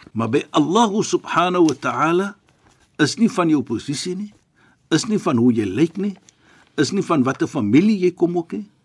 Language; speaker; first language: Afrikaans; non-native, fluent; Arabic